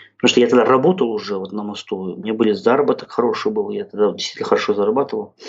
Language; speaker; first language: Russian; non-native, local second language; Kazakh